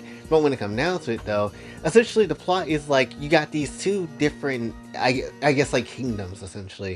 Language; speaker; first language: English; native; English